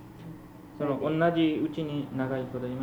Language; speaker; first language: Japanese; early bilingual, heritage; Japanese